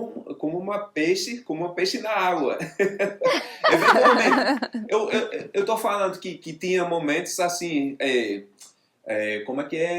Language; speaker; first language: Portuguese; non-native, fluent; English